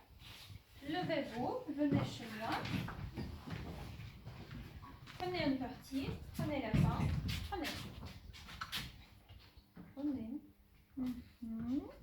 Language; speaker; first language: French; non-native, fluent; Ukrainian